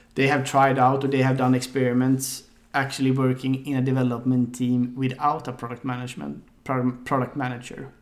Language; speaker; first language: English; non-native, fluent; Swedish